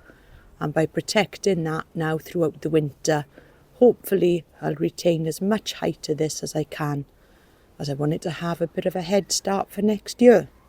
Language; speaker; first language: English; native; English